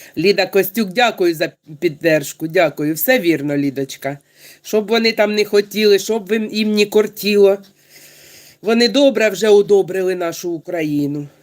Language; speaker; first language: Ukrainian; non-native, local second language; Russian